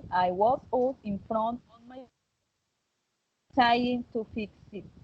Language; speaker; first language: English; non-native, learner; Spanish